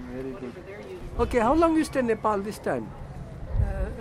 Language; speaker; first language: English; non-native, learner; Nepali